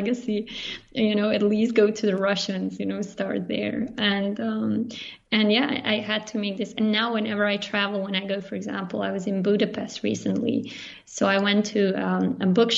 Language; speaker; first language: English; non-native, fluent; Serbian